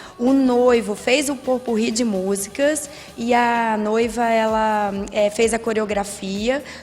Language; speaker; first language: Portuguese; native; Portuguese